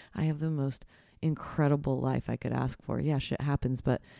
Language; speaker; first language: English; early bilingual, other home language; Polish